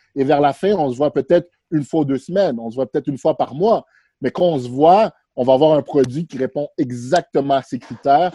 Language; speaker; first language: French; early bilingual, other home language; Haitian Creole